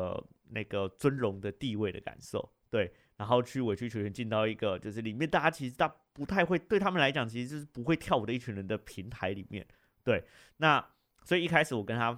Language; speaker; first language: Chinese; native; Chinese